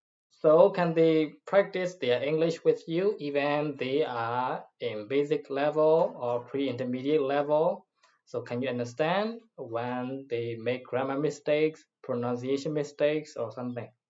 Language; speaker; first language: English; non-native, fluent; Burmese